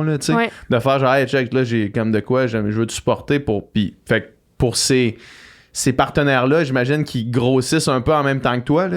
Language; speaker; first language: French; native; French